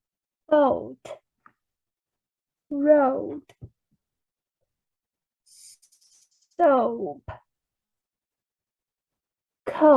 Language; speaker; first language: English; non-native, learner; Chinese